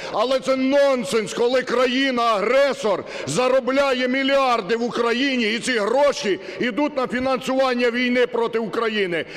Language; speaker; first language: Ukrainian; native; Ukrainian